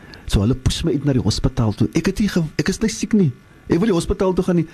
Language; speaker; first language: Afrikaans; early bilingual, heritage; Afrikaans